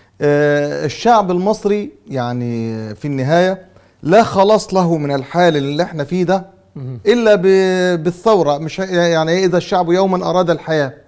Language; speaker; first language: Arabic; native; Arabic